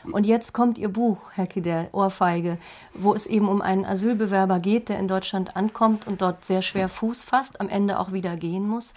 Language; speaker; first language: German; native; German